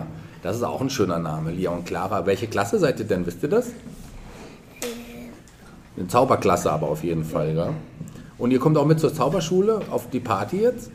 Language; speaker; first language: German; native; German